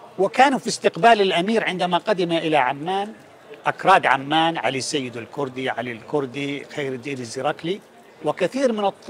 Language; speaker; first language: Arabic; native; Arabic